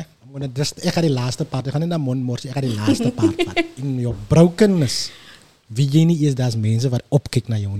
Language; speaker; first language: Afrikaans; early bilingual, heritage; Afrikaans